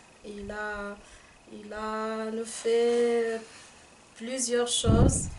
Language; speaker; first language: French; non-native, local second language; Arabic